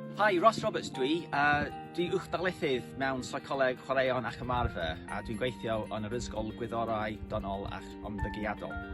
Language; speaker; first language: Welsh; non-native, fluent; English